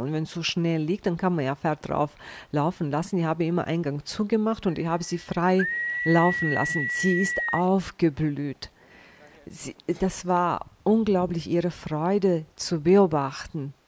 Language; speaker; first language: German; non-native, fluent; Bosnian